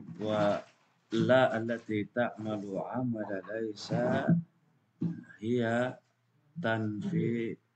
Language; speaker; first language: Arabic; non-native, fluent; Indonesian